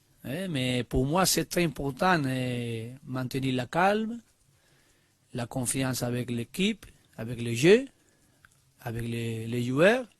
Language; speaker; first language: French; non-native, learner; Spanish